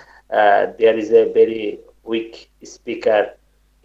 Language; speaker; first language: English; non-native, learner; Bangla